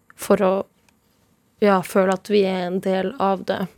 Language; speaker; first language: Norwegian; non-native, local second language; Northern Sami